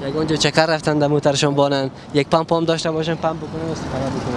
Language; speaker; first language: Persian; native; Persian